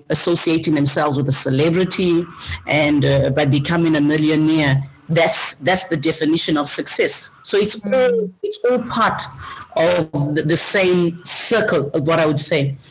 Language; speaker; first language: English; non-native, local second language; Shona